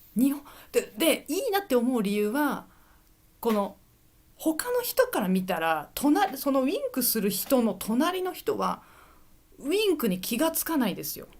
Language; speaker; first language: Japanese; native; Japanese